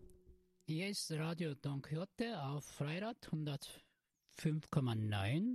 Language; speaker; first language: German; non-native, learner; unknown